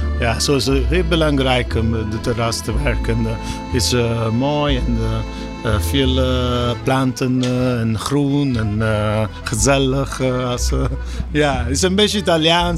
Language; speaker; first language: Dutch; non-native, learner; Italian